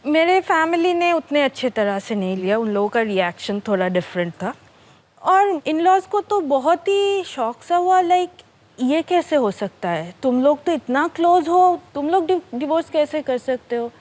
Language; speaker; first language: Hindi; non-native, local second language; Bangla